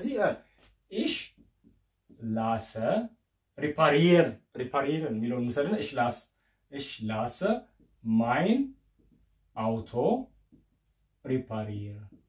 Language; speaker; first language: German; non-native, learner; Amharic